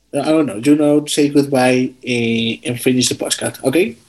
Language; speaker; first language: English; non-native, learner; Spanish